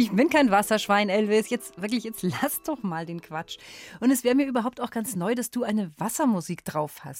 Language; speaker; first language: German; native; German